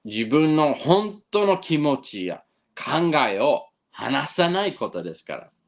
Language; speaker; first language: Japanese; non-native, fluent; English